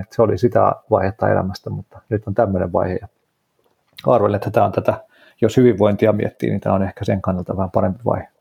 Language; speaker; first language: Finnish; native; Finnish